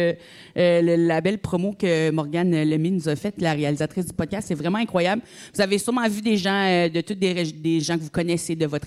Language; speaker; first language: French; native; French